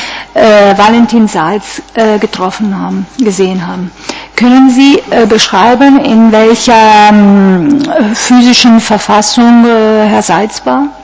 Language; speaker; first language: German; non-native, fluent; Italian